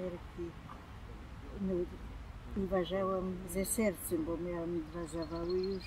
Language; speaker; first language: Polish; non-native, local second language; German